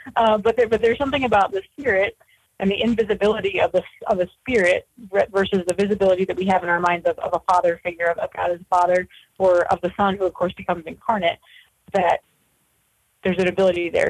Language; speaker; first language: English; native; English